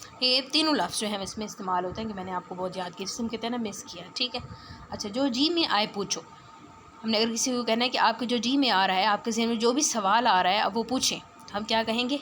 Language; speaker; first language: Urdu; non-native, local second language; Punjabi